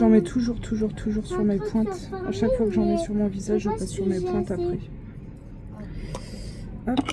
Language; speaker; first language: French; native; French